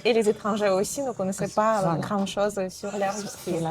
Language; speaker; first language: French; non-native, fluent; Russian